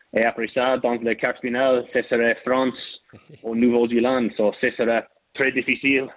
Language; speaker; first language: French; non-native, learner; English